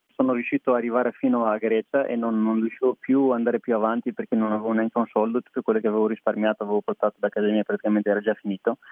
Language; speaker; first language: Italian; non-native, fluent; Persian